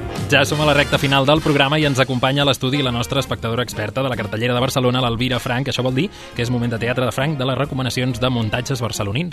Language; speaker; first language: Catalan; native; Catalan